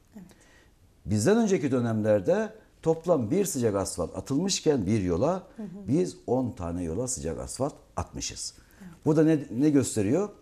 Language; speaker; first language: Turkish; native; Turkish